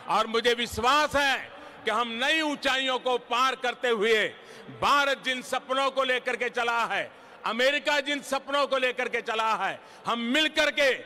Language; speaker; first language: Hindi; non-native, local second language; Gujarati